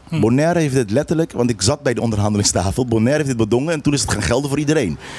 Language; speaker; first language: Dutch; non-native, local second language; Papiamento